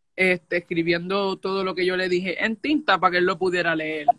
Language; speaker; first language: Spanish; native; Spanish